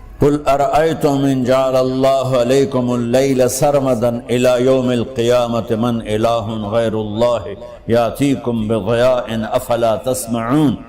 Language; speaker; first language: Urdu; non-native, local second language; Punjabi